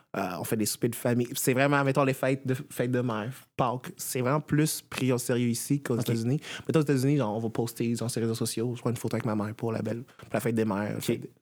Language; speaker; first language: French; non-native, fluent; Haitian Creole